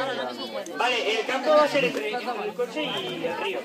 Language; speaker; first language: Spanish; native; Spanish